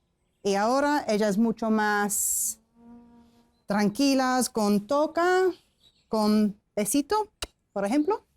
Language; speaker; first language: Spanish; non-native, learner; English